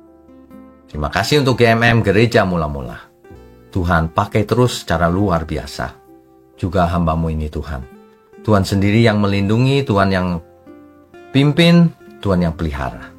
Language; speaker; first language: Indonesian; native; Indonesian